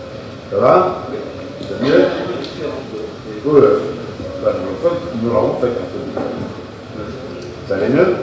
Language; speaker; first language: French; non-native, fluent; Italian